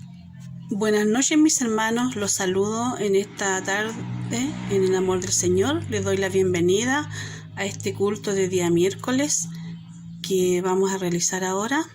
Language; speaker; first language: Spanish; native; Spanish